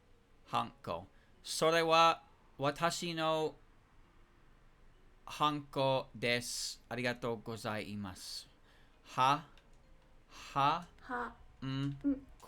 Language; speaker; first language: Japanese; non-native, learner; English